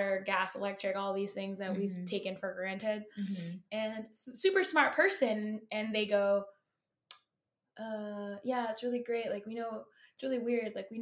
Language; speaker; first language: English; native; English